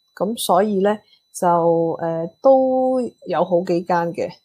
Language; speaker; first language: Cantonese; early bilingual, heritage; Cantonese